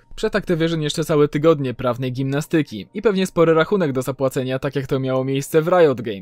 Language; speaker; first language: Polish; native; Polish